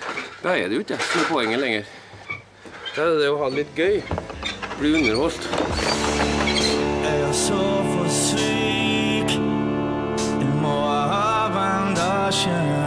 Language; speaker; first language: Norwegian; native; Norwegian